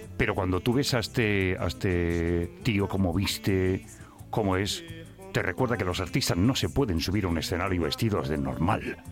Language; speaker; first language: Spanish; native; Spanish